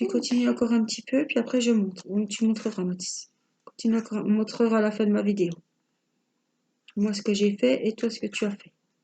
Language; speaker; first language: French; native; French